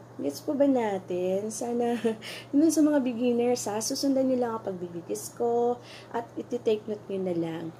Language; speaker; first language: Filipino; native; Filipino